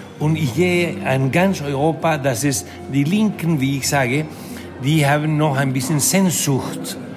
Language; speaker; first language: German; non-native, fluent; Spanish